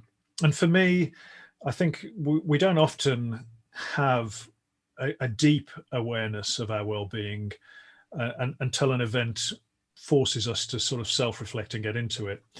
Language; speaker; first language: English; native; English